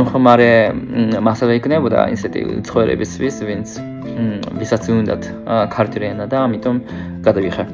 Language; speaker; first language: Georgian; non-native, fluent; Japanese